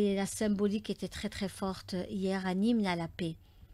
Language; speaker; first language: French; native; French